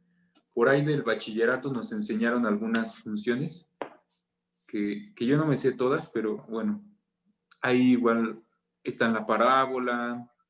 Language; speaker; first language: Spanish; native; Spanish